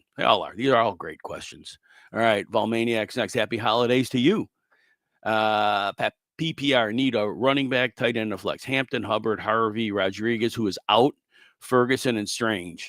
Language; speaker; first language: English; native; English